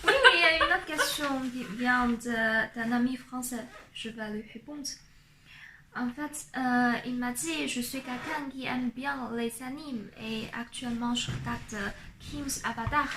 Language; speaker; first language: French; non-native, fluent; Chinese